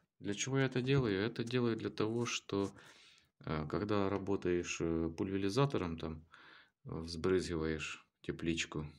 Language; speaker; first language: Russian; native; Russian